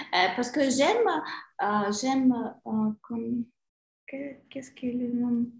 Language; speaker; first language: French; non-native, learner; Ukrainian